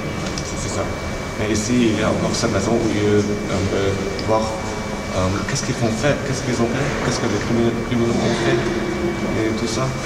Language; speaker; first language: French; non-native, learner; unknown